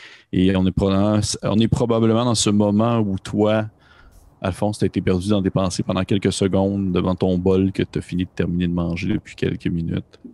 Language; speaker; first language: French; native; French